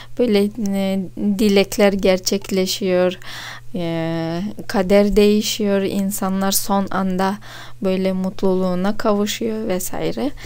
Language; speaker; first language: Turkish; non-native, fluent; Russian